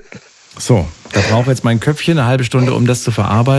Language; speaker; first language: German; native; German